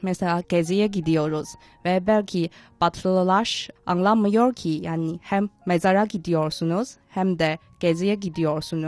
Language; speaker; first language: Turkish; non-native, fluent; Chinese